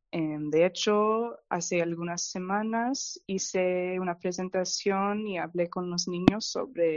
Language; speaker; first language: Spanish; non-native, fluent; English